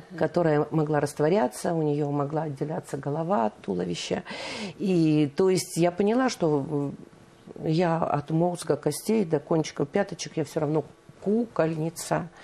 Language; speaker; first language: Russian; native; Russian